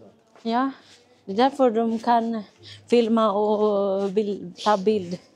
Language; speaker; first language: Swedish; non-native, learner; Filipino